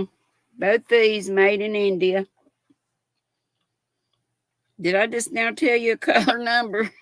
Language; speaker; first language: English; native; English